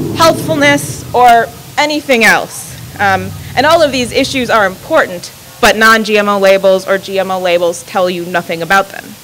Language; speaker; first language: English; native; English